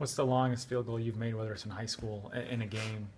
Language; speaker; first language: English; native; English